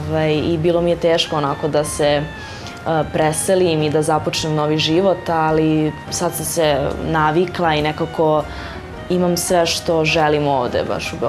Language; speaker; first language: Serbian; early bilingual, heritage; Serbian